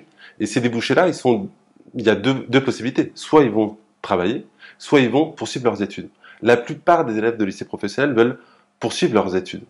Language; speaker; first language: French; native; French